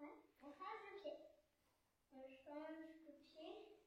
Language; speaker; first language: French; early bilingual, other home language; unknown